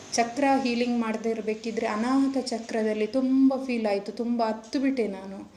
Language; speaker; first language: Kannada; native; Kannada